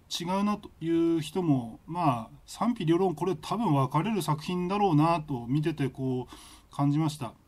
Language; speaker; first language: Japanese; native; Japanese